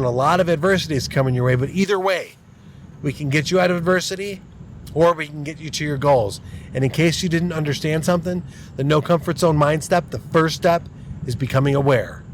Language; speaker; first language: English; native; English